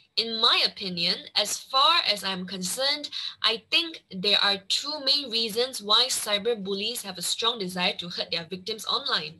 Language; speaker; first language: English; non-native, local second language; Chinese